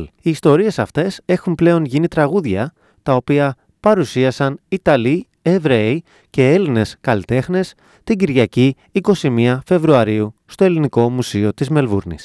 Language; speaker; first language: Greek; native; Greek